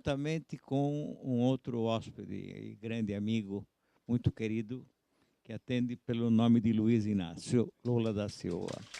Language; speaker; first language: Portuguese; non-native, fluent; Italian